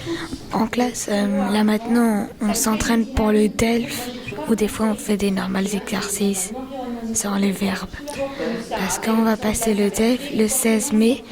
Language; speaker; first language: French; non-native, learner; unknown